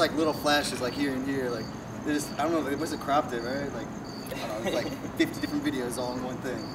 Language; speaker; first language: English; native; English